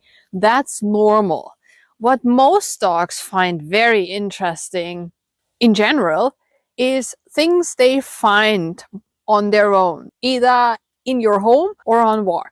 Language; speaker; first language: English; non-native, fluent; German